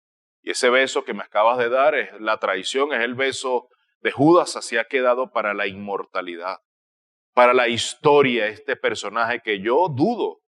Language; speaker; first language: Spanish; native; Spanish